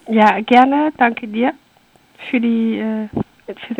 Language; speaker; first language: German; early bilingual, other home language; Persian